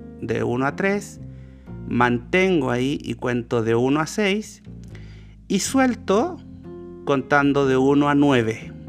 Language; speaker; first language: Spanish; native; Spanish